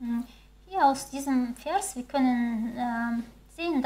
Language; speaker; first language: German; non-native, fluent; Chinese